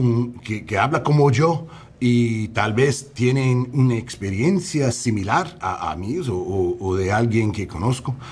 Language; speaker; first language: Spanish; early bilingual, heritage; English